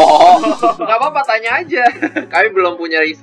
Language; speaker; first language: Indonesian; non-native, fluent; Korean